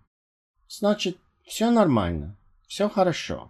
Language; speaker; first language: Russian; non-native, fluent; English